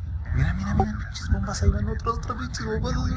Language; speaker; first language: Spanish; native; Spanish